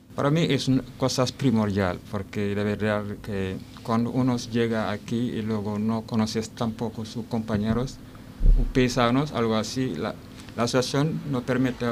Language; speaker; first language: Spanish; non-native, learner; Wolof